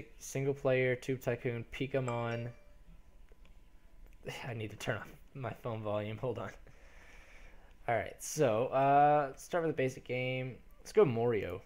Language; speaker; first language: English; native; English